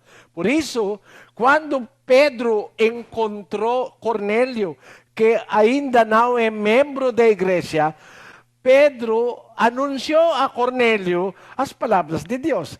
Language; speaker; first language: Portuguese; non-native, learner; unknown